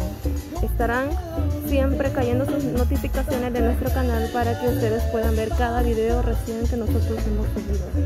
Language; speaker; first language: Spanish; native; Spanish